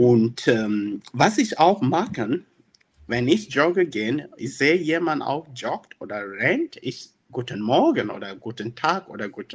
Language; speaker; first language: German; non-native, learner; English